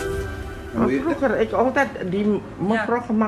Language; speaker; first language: Dutch; non-native, learner; Indonesian